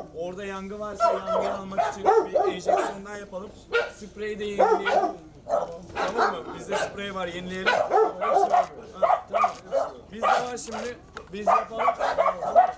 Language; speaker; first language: Turkish; native; Turkish